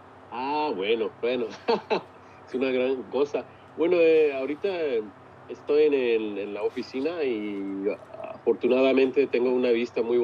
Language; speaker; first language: Spanish; early bilingual, heritage; English